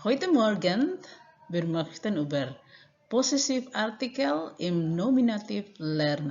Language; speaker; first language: German; non-native, fluent; Indonesian